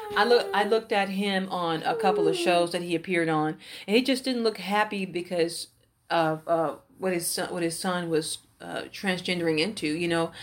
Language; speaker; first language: English; native; English